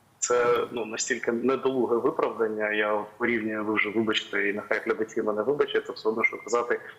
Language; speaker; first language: Ukrainian; native; Ukrainian